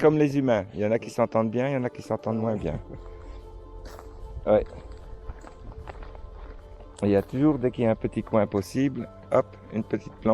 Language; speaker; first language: French; native; French